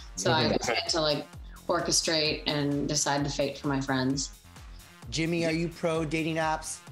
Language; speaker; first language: English; native; English